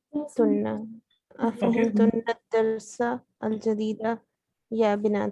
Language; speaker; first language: Arabic; non-native, learner; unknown